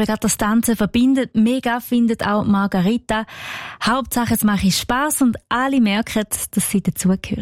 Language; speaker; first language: German; native; German